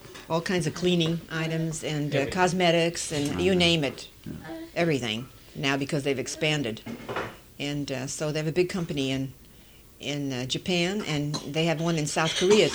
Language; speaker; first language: English; early bilingual, other home language; Dutch